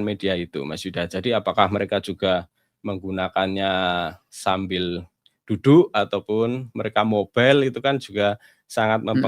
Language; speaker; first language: Indonesian; native; Indonesian